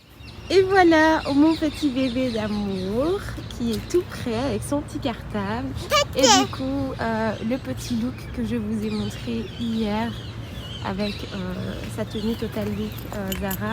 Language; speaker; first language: French; native; French